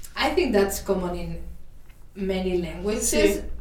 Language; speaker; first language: English; non-native, fluent; Spanish